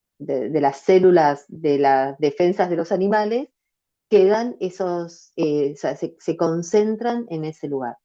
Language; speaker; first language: Spanish; native; Spanish